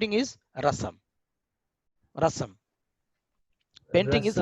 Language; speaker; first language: English; non-native, learner; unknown